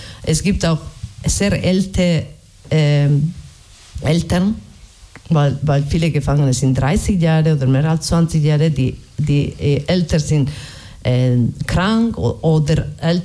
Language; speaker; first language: German; non-native, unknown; Basque